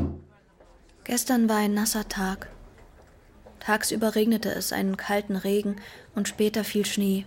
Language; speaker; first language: German; non-native, fluent; Persian